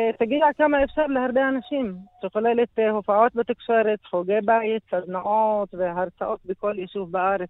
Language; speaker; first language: Hebrew; non-native, local second language; Arabic